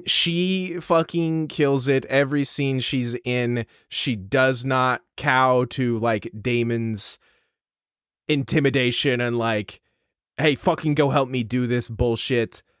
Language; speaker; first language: English; native; English